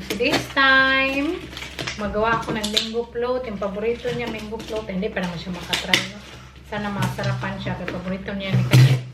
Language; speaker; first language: Filipino; non-native, local second language; Cebuano